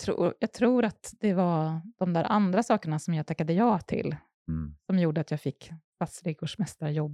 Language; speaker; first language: Swedish; native; Swedish